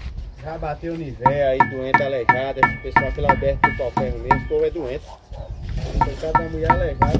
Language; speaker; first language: Portuguese; native; Portuguese